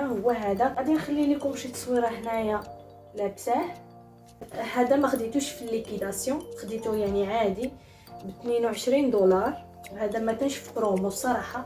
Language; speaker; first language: Arabic; native; Arabic